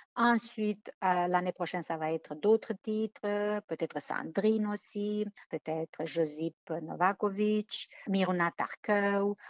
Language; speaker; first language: French; non-native, fluent; Romanian